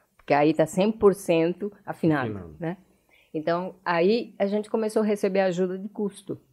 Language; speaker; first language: Portuguese; non-native, fluent; Japanese